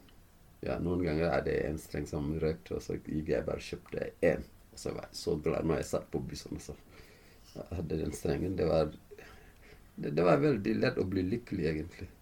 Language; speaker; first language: Norwegian; non-native, fluent; Fula